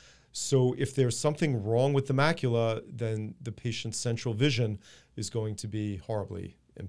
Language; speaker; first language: English; native; English